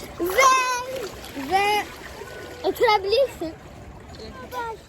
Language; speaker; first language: Turkish; early bilingual, heritage; Turkish